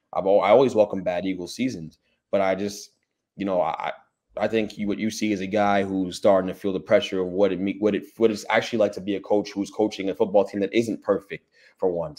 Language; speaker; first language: English; native; English